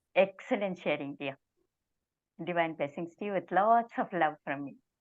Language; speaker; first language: English; non-native, local second language; Telugu